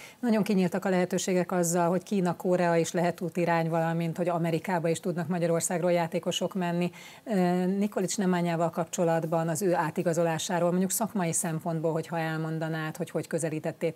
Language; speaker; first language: Hungarian; native; Hungarian